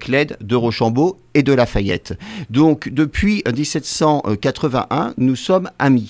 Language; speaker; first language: French; native; French